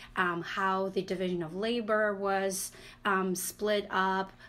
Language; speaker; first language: English; non-native, fluent; Latvian